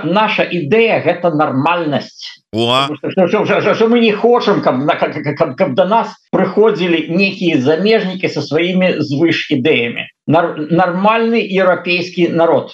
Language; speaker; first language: Belarusian; non-native, local second language; Russian